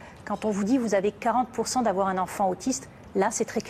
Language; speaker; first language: French; native; French